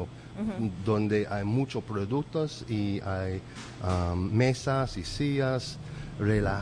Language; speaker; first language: Spanish; non-native, learner; English